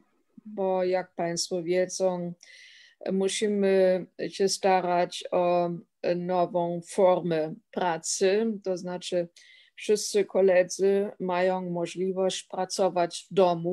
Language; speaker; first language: Polish; non-native, fluent; German